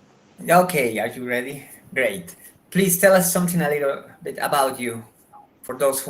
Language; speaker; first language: English; non-native, fluent; Spanish